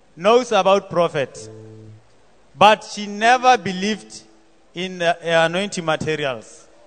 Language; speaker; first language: English; non-native, local second language; Southern Sotho